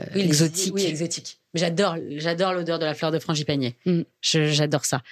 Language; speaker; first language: French; native; French